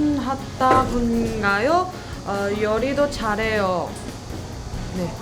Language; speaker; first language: Korean; non-native, learner; Chinese